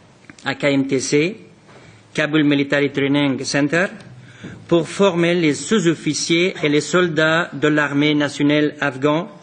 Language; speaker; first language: French; non-native, fluent; Persian